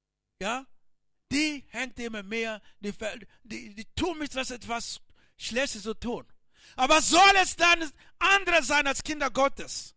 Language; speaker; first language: German; non-native, learner; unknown